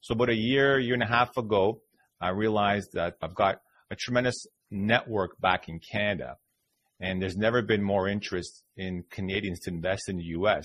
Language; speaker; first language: English; native; English